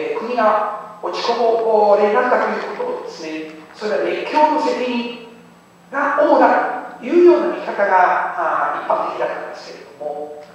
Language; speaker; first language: Japanese; non-native, fluent; Chinese